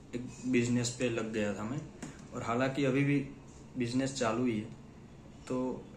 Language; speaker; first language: Hindi; non-native, local second language; Gujarati